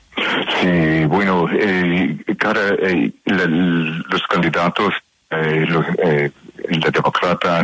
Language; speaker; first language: Spanish; non-native, learner; English